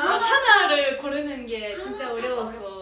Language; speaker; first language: Korean; non-native, learner; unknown